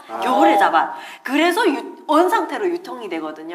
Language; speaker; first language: Korean; native; Korean